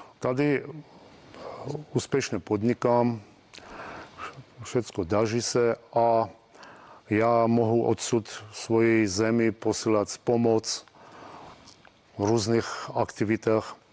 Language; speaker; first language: Czech; non-native, fluent; Armenian